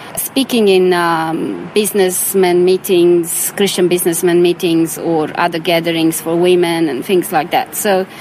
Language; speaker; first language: English; non-native, fluent; Romanian